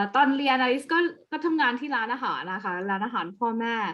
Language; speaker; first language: Thai; early bilingual, other home language; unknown